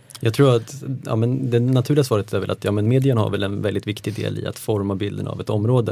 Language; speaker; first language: Swedish; native; Swedish